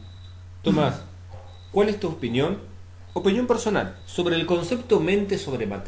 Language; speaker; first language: Spanish; native; Spanish